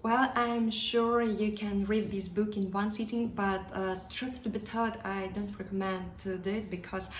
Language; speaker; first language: English; non-native, fluent; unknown